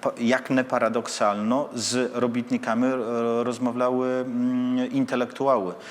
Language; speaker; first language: Polish; non-native, learner; Ukrainian